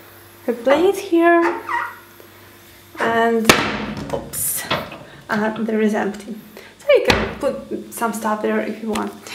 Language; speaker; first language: English; non-native, learner; Ukrainian